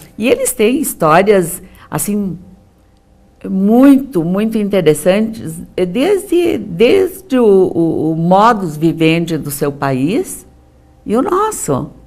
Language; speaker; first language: Portuguese; native; Portuguese